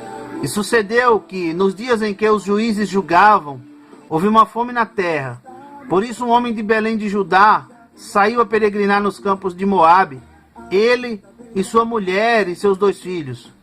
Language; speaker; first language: Portuguese; native; Portuguese